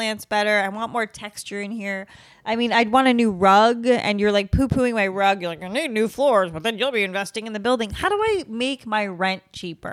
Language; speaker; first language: English; native; English